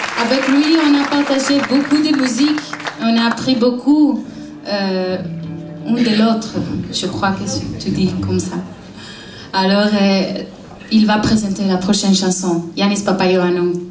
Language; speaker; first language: French; non-native, learner; Hebrew